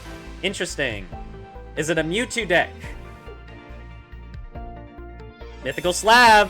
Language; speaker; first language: English; native; English